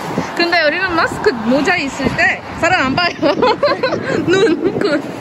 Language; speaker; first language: Korean; non-native, learner; Portuguese